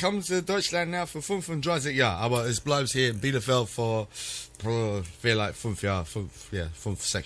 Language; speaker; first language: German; non-native, learner; English